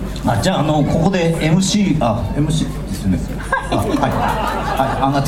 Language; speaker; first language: Japanese; native; Japanese